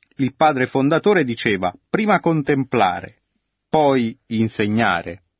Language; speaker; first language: Italian; native; Italian